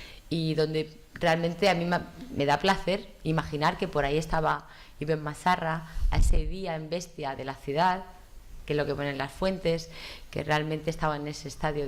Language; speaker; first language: Spanish; native; Spanish